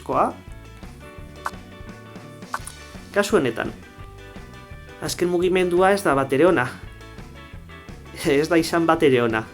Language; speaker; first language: Basque; non-native, local second language; Spanish